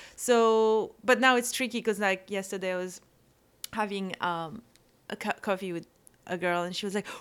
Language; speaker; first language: English; non-native, fluent; French